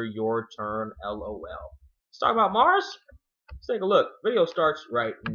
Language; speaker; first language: English; native; English